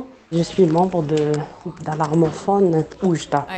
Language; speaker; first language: French; non-native, local second language; Arabic